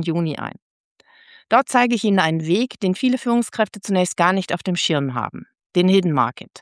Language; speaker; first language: German; native; German